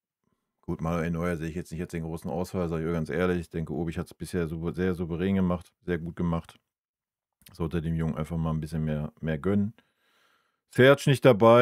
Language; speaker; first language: German; native; German